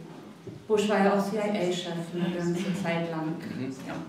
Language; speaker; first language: German; native; German